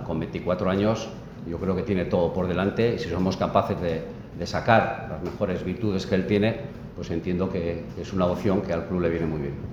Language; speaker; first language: Spanish; native; Spanish